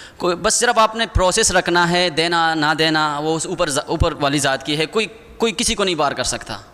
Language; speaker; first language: Urdu; non-native, local second language; Pashto